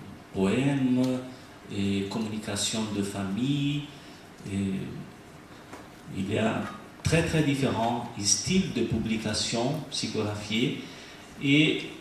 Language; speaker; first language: French; non-native, learner; Portuguese